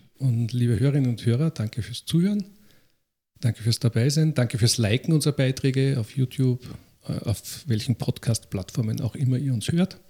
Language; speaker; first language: German; native; German